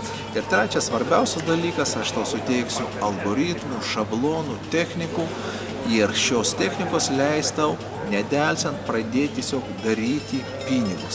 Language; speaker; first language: Lithuanian; native; Lithuanian